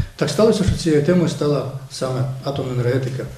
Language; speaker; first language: Ukrainian; native; Ukrainian